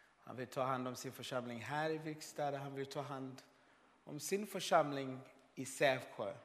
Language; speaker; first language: Swedish; non-native, fluent; Swahili